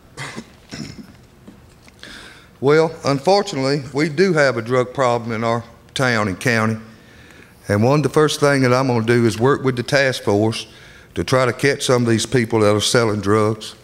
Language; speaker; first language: English; native; English